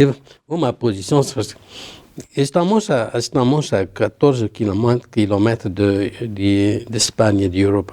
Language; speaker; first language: Portuguese; non-native, learner; Arabic